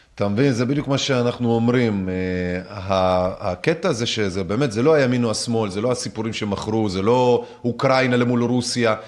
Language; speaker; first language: Hebrew; early bilingual, other home language; Russian